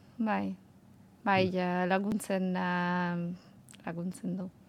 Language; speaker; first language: Basque; non-native, learner; Ukrainian